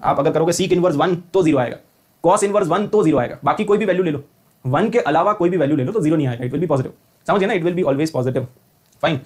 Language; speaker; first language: Hindi; native; Hindi